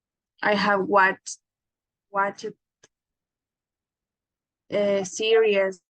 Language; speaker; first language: English; non-native, learner; Spanish